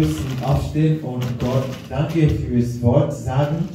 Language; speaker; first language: German; non-native, learner; French